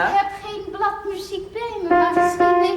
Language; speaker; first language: Dutch; native; Dutch